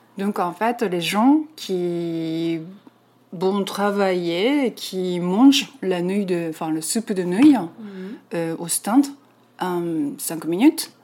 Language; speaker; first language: French; non-native, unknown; Japanese